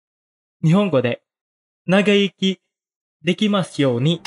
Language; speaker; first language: Japanese; non-native, fluent; Indonesian